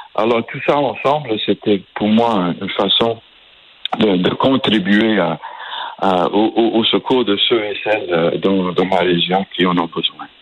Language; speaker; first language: French; native; French